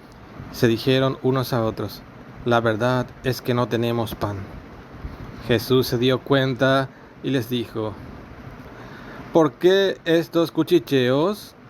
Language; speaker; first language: Spanish; native; Spanish